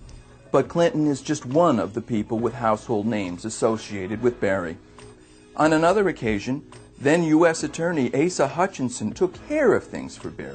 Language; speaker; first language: English; native; English